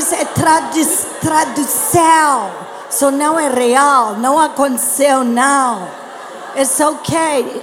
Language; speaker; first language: Portuguese; non-native, learner; English